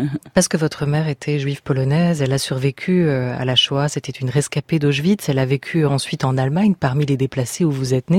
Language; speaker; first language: French; native; French